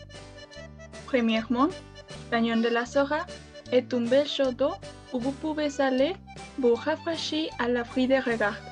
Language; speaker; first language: French; non-native, learner; Spanish